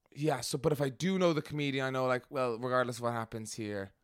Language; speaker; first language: English; native; English